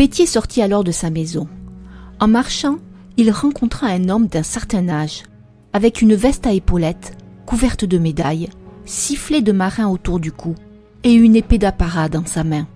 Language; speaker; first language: French; native; French